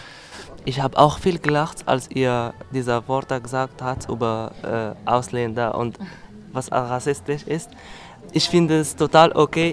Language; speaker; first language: German; non-native, learner; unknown